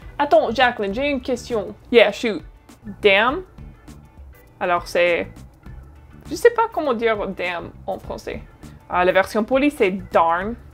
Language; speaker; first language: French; non-native, fluent; English